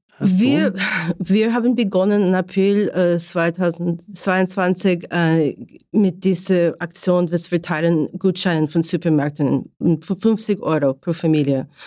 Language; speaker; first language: German; non-native, learner; Ukrainian